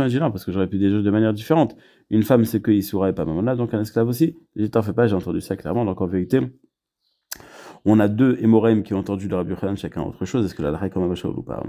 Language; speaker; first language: French; native; French